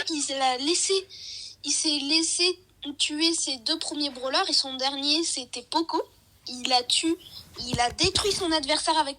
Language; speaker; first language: French; native; French